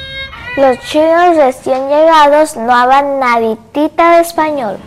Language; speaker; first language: Spanish; early bilingual, other home language; Cantonese